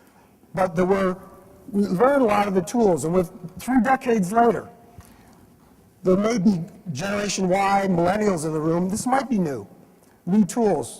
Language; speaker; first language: English; native; English